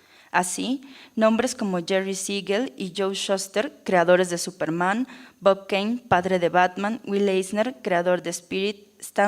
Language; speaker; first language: Spanish; native; Spanish